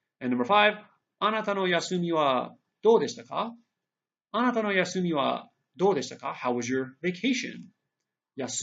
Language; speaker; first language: Japanese; non-native, fluent; English